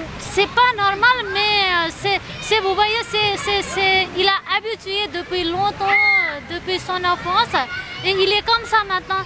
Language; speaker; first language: French; non-native, learner; Nepali